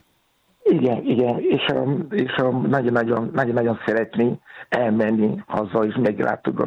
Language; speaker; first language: Hungarian; non-native, learner; Yoruba